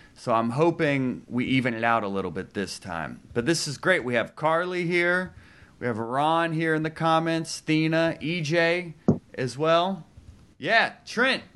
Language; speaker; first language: English; native; English